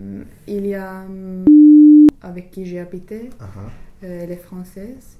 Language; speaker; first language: French; non-native, fluent; English